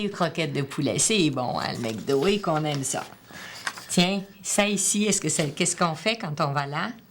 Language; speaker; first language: French; native; French